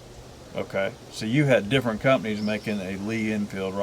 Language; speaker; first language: English; native; English